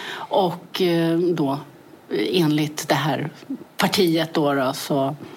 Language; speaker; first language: Swedish; early bilingual, other home language; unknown